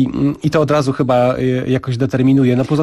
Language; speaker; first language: Polish; native; Polish